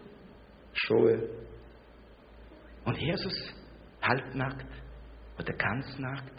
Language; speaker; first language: German; non-native, fluent; Russian